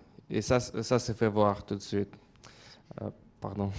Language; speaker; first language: French; non-native, fluent; Russian